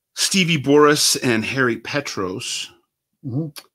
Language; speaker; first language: English; native; English